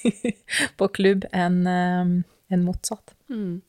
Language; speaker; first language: Norwegian; non-native, fluent; Russian